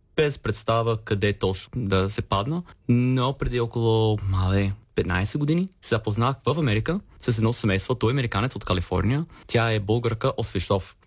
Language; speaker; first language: Bulgarian; non-native, fluent; English